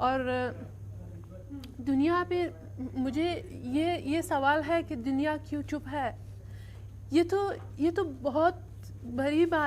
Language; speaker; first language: Hindi; non-native, learner; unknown